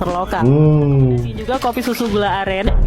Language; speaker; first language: Indonesian; native; Indonesian